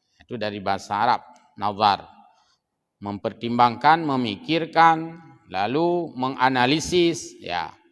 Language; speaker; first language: Malay; non-native, local second language; Achinese